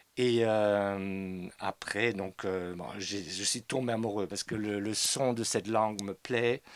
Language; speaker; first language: French; non-native, fluent; German